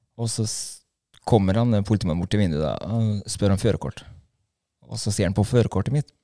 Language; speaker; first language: Norwegian; early bilingual, other home language; Albanian